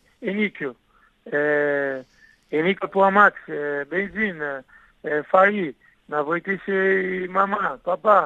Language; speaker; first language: Greek; non-native, learner; Portuguese